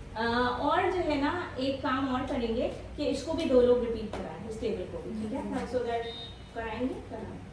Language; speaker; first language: Urdu; native; Urdu